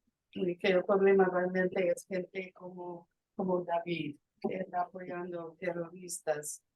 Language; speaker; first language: Spanish; non-native, fluent; English